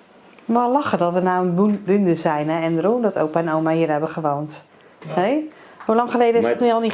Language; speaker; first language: Dutch; native; Dutch